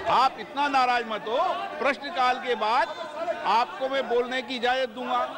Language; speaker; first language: Hindi; native; Hindi